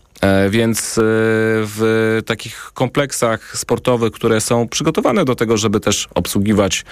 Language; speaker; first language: Polish; native; Polish